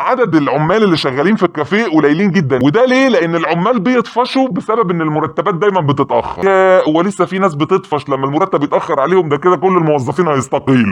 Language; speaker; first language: Arabic; native; Arabic